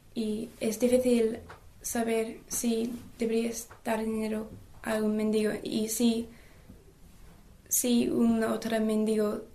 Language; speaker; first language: Spanish; non-native, learner; English